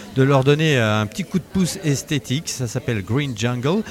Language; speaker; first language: French; non-native, fluent; Spanish